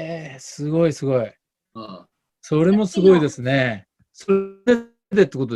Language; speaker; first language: Japanese; native; Japanese